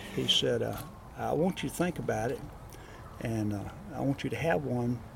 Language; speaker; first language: English; native; English